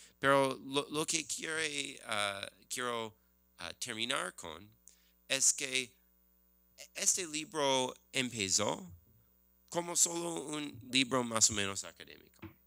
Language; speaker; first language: Spanish; non-native, learner; English